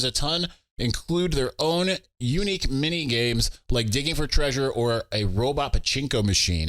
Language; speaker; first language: English; native; English